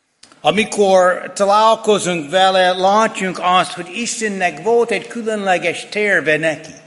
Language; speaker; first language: Hungarian; non-native, fluent; English